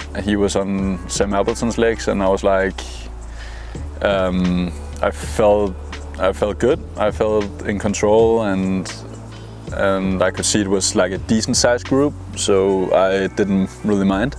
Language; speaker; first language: English; non-native, fluent; Danish